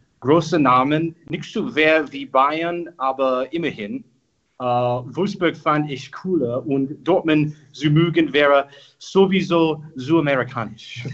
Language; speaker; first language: German; non-native, learner; English